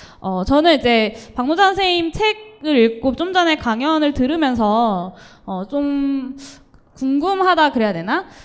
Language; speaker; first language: Korean; native; Korean